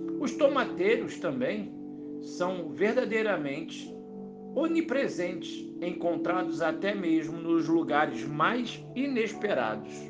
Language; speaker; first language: Portuguese; native; Portuguese